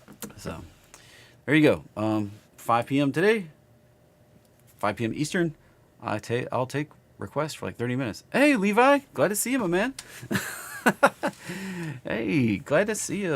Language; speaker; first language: English; native; English